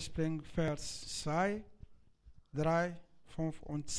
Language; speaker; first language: German; non-native, learner; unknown